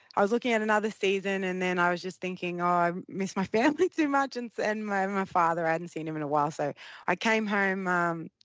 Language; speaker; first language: English; early bilingual, other home language; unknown